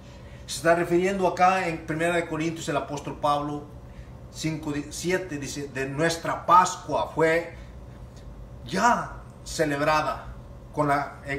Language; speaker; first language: Spanish; native; Spanish